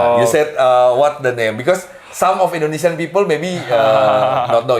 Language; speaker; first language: English; non-native, learner; Indonesian